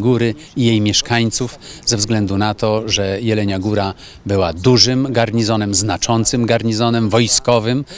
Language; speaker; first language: Polish; native; Polish